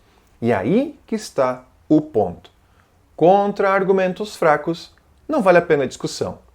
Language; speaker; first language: Portuguese; native; Portuguese